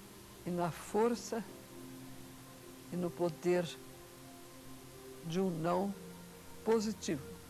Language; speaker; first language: Portuguese; native; Portuguese